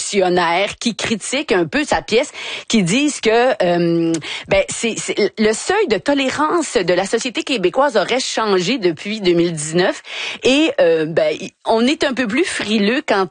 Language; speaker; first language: French; native; French